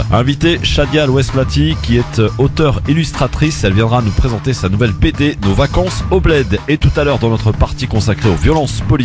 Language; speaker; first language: French; native; French